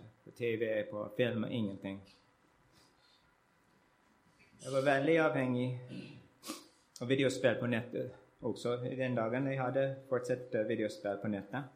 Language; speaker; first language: Norwegian; non-native, learner; English